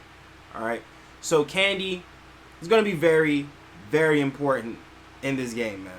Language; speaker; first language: English; native; English